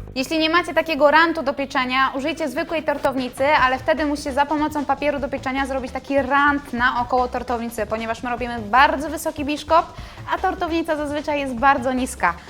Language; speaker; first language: Polish; native; Polish